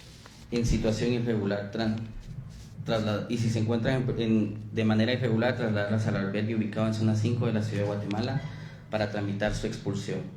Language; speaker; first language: Spanish; native; Spanish